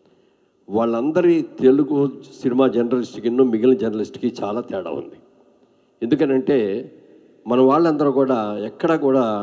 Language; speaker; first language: Telugu; native; Telugu